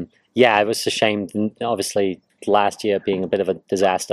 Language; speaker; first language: English; native; English